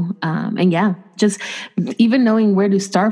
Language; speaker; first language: English; non-native, fluent; Spanish